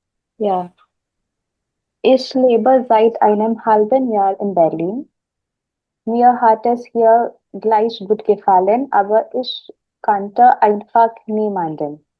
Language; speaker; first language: German; non-native, learner; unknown